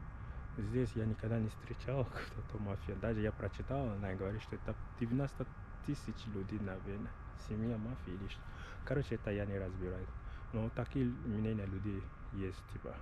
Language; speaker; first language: Russian; non-native, learner; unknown